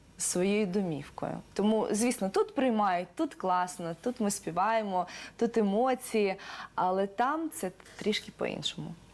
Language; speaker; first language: Ukrainian; non-native, local second language; Russian